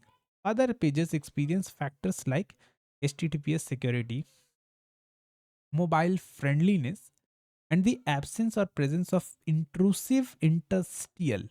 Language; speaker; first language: English; non-native, local second language; Hindi